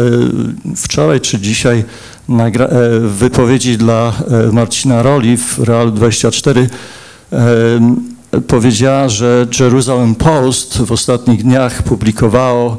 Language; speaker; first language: Polish; native; Polish